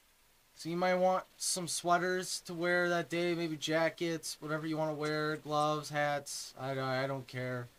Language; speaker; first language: English; native; English